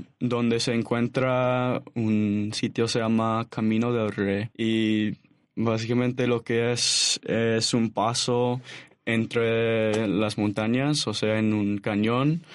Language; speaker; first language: Spanish; non-native, learner; English